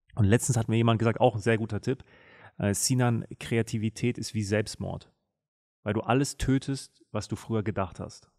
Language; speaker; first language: German; native; German